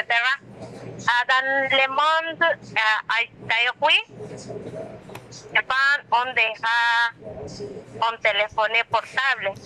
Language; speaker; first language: French; non-native, learner; Spanish